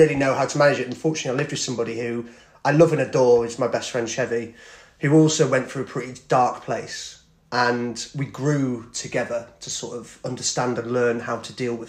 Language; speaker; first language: English; native; English